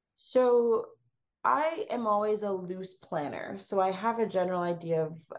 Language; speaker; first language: English; native; English